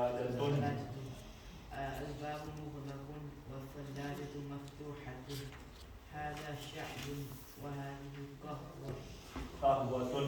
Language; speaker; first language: Arabic; non-native, learner; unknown